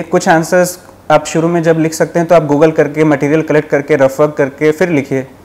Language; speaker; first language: Hindi; native; Hindi